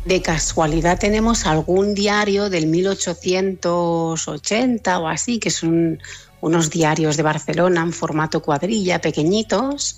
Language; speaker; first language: Spanish; native; Spanish